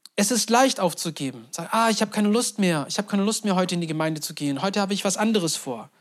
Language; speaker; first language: German; non-native, fluent; Turkish